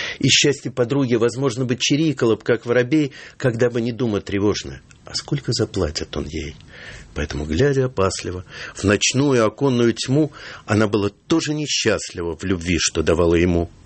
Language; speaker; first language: Russian; native; Russian